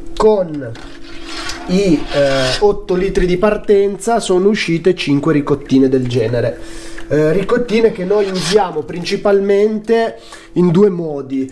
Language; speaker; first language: Italian; native; Italian